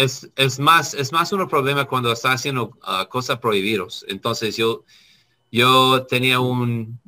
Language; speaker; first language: Spanish; non-native, learner; English